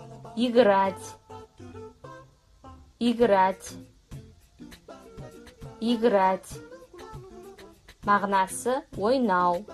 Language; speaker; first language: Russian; non-native, fluent; Kazakh